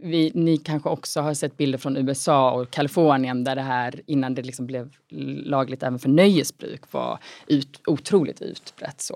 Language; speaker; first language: Swedish; native; Swedish